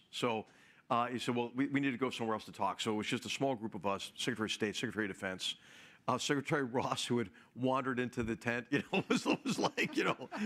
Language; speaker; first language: English; native; English